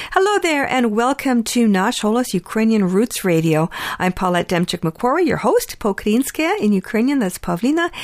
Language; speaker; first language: English; early bilingual, other home language; Ukrainian